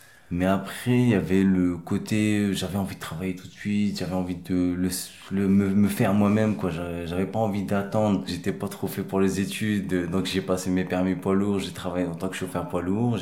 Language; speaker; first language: French; early bilingual, other home language; Arabic